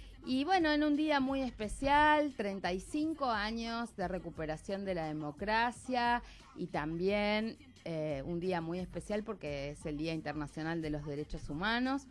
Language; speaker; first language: Spanish; native; Spanish